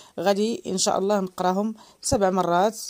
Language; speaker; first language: Arabic; native; Arabic